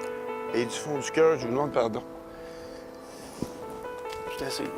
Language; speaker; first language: French; native; French